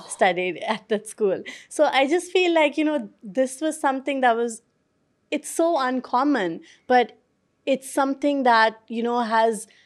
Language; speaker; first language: English; non-native, local second language; Urdu